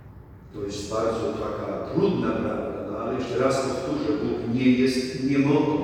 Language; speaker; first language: Polish; native; Polish